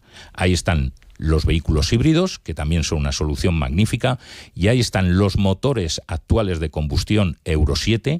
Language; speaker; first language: Spanish; native; Spanish